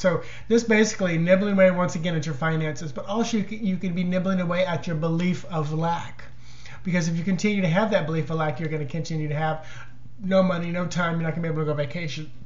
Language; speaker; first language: English; native; English